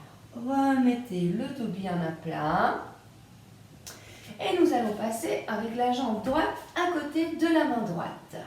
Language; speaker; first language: French; native; French